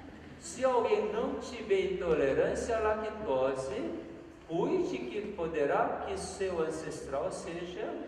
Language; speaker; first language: Portuguese; non-native, fluent; Korean